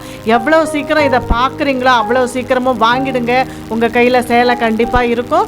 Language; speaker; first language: Tamil; native; Tamil